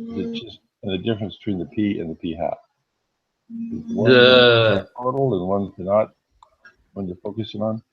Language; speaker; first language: English; native; English